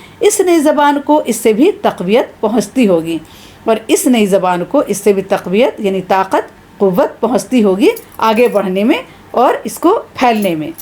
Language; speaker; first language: Urdu; native; Urdu